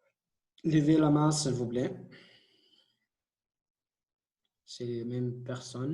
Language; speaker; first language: French; non-native, fluent; Arabic